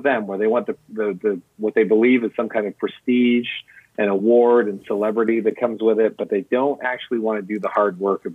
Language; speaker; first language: English; native; English